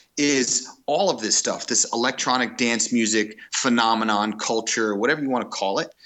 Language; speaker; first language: English; native; English